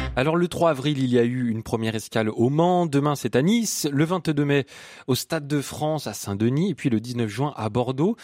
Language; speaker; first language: French; native; French